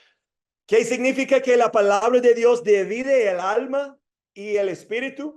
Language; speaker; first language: Spanish; non-native, fluent; English